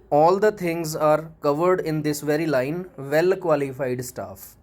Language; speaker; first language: English; non-native, local second language; Punjabi